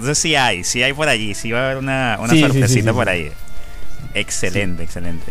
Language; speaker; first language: Spanish; native; Spanish